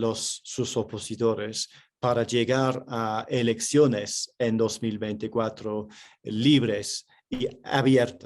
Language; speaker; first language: Spanish; non-native, fluent; English